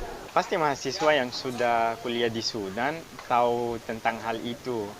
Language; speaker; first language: Indonesian; non-native, fluent; Arabic